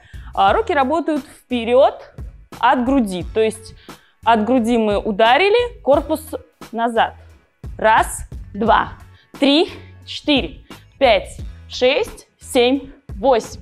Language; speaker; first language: Russian; native; Russian